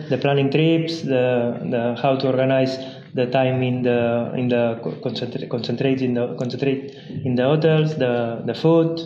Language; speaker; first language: English; non-native, fluent; Spanish